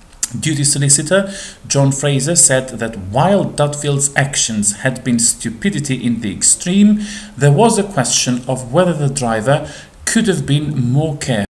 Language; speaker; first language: English; non-native, fluent; Albanian